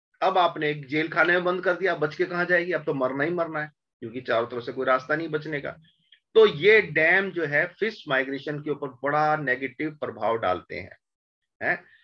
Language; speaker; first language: Hindi; native; Hindi